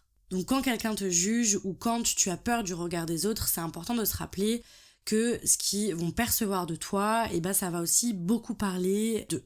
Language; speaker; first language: French; native; French